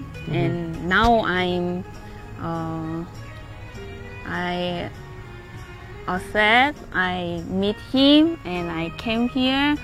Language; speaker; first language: English; non-native, learner; Korean